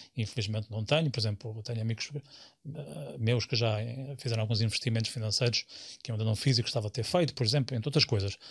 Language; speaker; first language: Portuguese; native; Portuguese